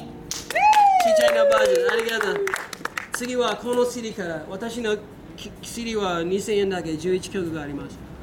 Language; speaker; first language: Japanese; non-native, learner; English